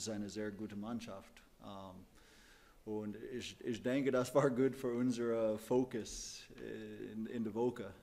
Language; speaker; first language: German; non-native, learner; English